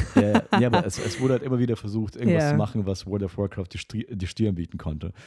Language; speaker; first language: German; non-native, fluent; Russian